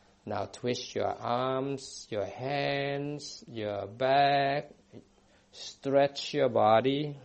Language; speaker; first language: English; non-native, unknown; Thai